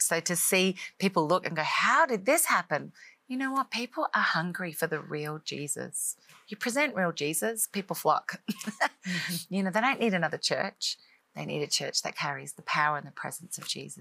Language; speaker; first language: English; native; English